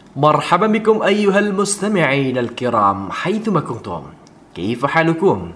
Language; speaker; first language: Arabic; non-native, fluent; Indonesian